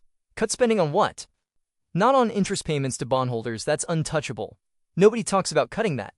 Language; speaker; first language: English; native; English